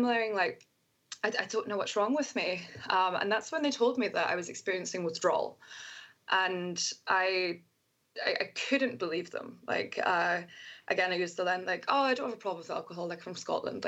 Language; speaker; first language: English; native; English